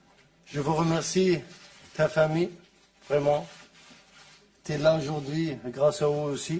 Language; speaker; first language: French; non-native, learner; Arabic